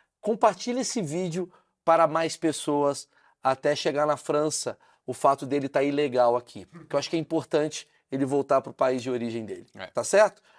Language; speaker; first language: Portuguese; native; Portuguese